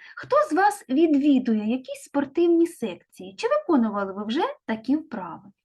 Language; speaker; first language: Ukrainian; native; Ukrainian